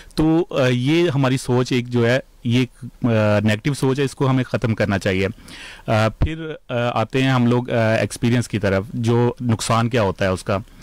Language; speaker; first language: Urdu; native; Urdu